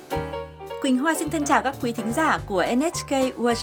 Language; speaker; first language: Vietnamese; native; Vietnamese